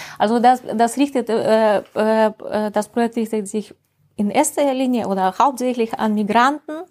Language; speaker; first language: German; non-native, fluent; Russian